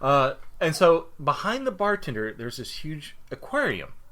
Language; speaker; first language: English; native; English